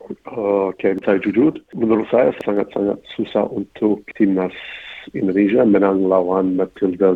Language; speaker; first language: Indonesian; non-native, fluent; English